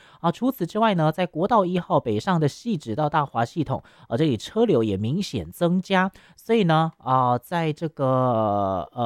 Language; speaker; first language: Chinese; native; Chinese